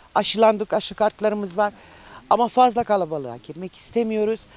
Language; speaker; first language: Turkish; early bilingual, heritage; Romanian